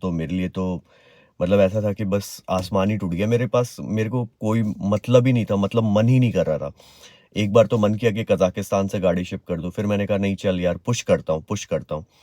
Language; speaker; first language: Hindi; native; Hindi